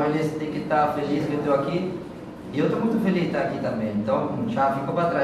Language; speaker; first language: Portuguese; non-native, fluent; Spanish